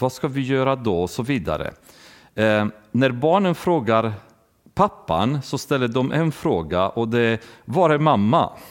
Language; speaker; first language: Swedish; non-native, fluent; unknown